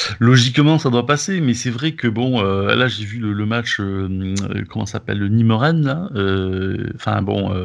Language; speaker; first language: French; native; French